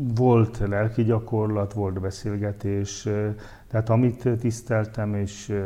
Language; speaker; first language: Hungarian; native; Hungarian